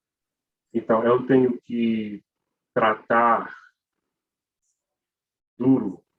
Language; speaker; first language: Portuguese; non-native, learner; English